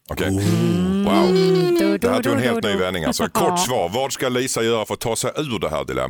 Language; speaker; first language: Swedish; native; Swedish